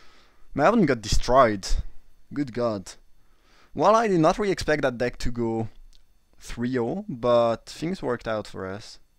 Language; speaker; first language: English; non-native, fluent; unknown